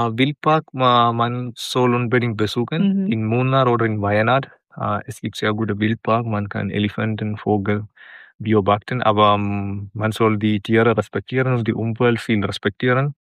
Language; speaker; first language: German; non-native, learner; Malayalam